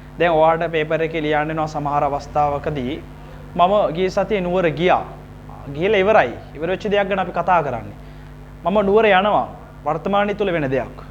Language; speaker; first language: Sinhala; non-native, local second language; Tamil